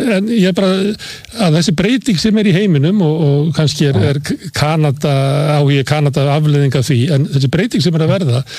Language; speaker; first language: Icelandic; native; Icelandic